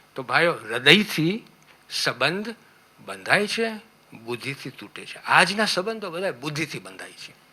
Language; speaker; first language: Gujarati; early bilingual, heritage; Gujarati